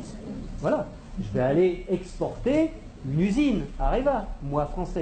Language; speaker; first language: French; native; French